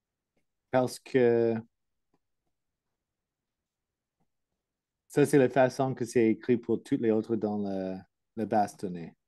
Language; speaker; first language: French; non-native, learner; English